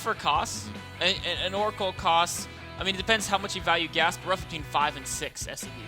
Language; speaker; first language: English; native; English